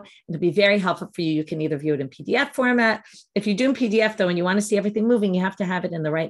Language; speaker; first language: English; native; English